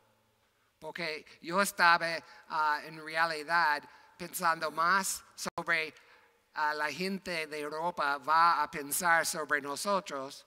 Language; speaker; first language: Spanish; non-native, fluent; English